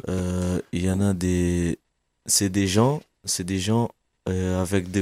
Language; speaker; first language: French; non-native, fluent; Kabuverdianu